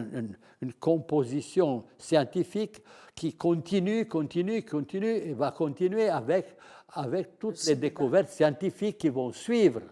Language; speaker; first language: French; non-native, fluent; Italian